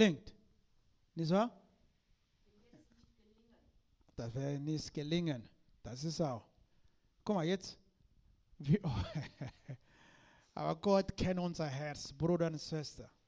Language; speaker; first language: German; non-native, learner; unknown